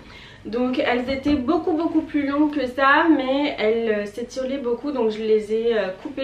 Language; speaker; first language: French; native; French